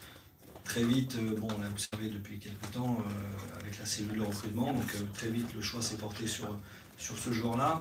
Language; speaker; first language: French; native; French